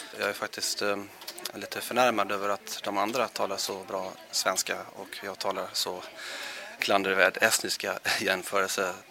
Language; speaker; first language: Swedish; native; Swedish